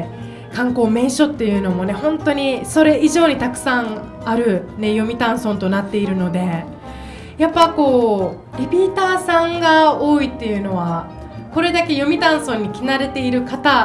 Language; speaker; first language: Japanese; native; Japanese